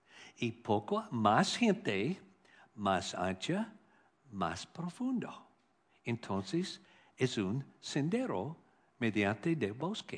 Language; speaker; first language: Spanish; non-native, learner; English